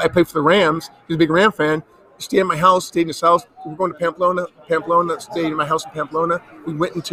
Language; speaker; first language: English; native; English